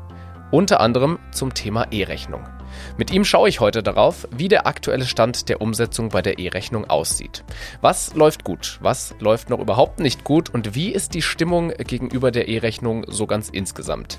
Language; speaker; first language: German; native; German